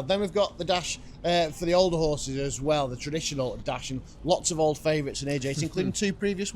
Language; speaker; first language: English; native; English